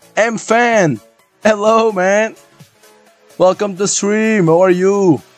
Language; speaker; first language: English; non-native, learner; Portuguese